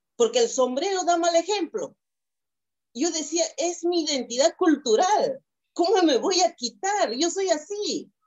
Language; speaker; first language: Spanish; non-native, local second language; Quechua